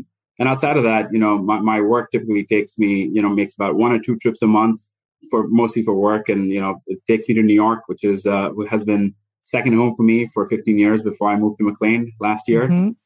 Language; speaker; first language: English; non-native, local second language; Hindi